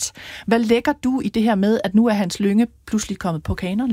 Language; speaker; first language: Danish; native; Danish